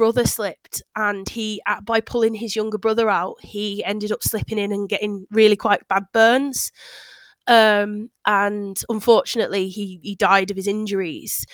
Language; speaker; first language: English; native; English